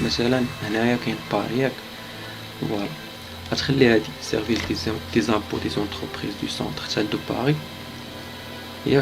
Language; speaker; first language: Arabic; native; Arabic